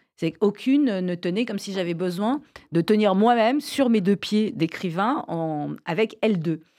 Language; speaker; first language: French; early bilingual, other home language; Persian